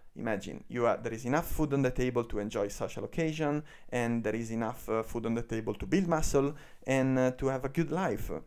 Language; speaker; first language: English; non-native, fluent; Italian